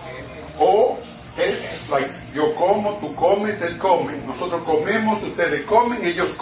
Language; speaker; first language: Spanish; non-native, fluent; English